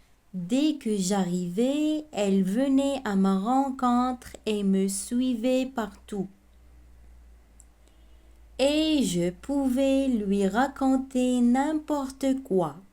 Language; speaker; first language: French; non-native, local second language; Arabic